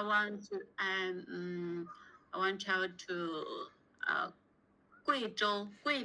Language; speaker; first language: English; non-native, learner; Chinese